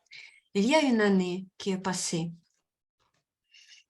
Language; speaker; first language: French; non-native, fluent; Russian